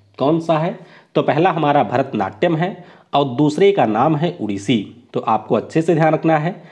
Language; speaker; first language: Hindi; native; Hindi